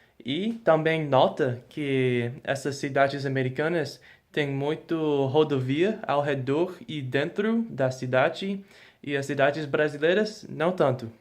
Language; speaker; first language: Portuguese; non-native, fluent; English